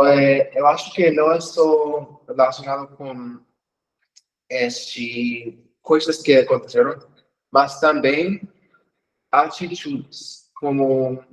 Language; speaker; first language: Portuguese; non-native, fluent; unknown